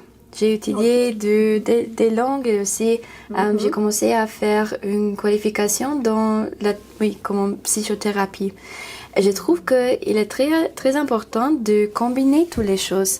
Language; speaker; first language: French; non-native, learner; English